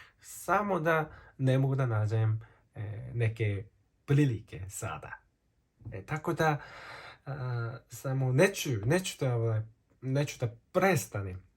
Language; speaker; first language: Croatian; non-native, fluent; Korean